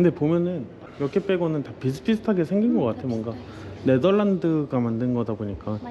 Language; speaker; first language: Korean; native; Korean